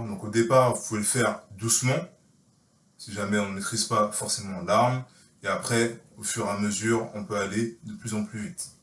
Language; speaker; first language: French; native; French